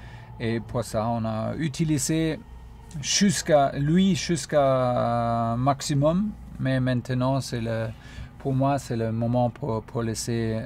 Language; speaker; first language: French; non-native, fluent; German